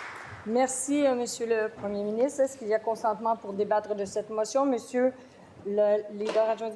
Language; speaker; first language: French; native; French